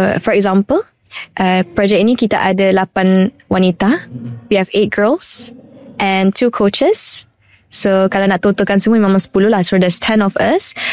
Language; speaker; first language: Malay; non-native, local second language; English